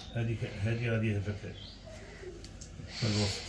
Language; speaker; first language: Arabic; native; Arabic